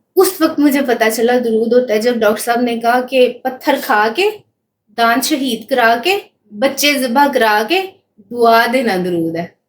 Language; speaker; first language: Urdu; non-native, local second language; Punjabi